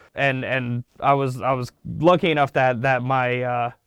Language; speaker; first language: English; early bilingual, other home language; Turkish